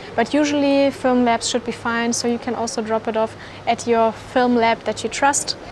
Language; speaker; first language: English; non-native, fluent; German